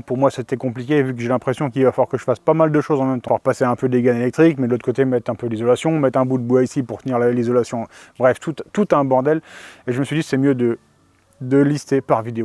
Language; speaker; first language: French; native; French